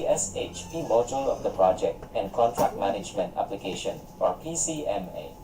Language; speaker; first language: English; non-native, local second language; Cebuano